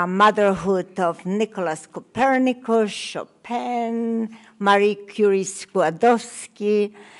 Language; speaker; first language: English; non-native, learner; Polish